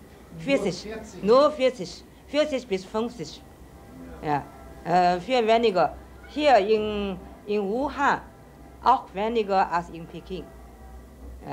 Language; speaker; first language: German; non-native, learner; Chinese